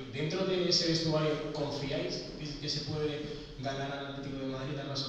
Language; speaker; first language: Spanish; native; Spanish